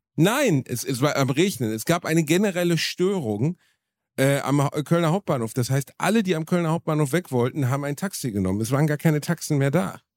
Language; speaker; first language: German; native; German